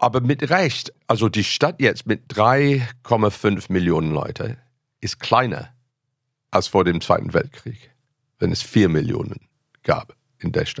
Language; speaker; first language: German; non-native, fluent; English